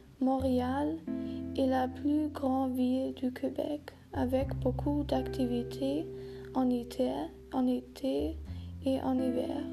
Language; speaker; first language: French; non-native, learner; German